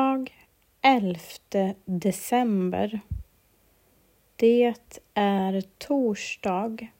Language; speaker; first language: Swedish; non-native, learner; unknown